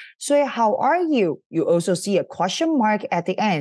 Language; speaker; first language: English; non-native, fluent; Chinese